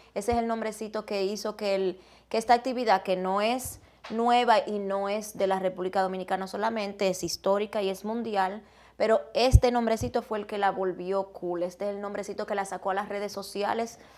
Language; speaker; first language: Spanish; native; Spanish